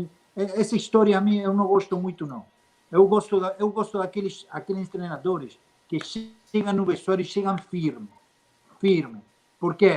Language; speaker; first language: Portuguese; non-native, fluent; Spanish